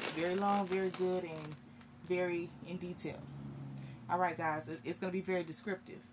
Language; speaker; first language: English; native; English